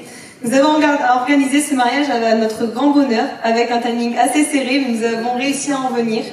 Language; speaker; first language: French; native; French